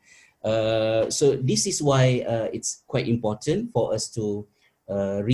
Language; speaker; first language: English; non-native, local second language; Malay